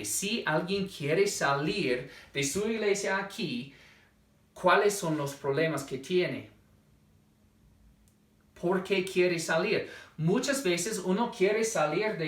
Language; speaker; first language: Spanish; non-native, fluent; English